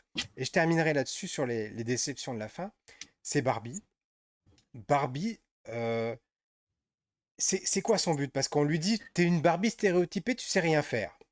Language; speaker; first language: French; native; French